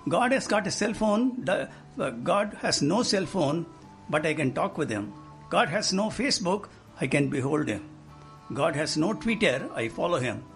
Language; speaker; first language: English; non-native, local second language; Tamil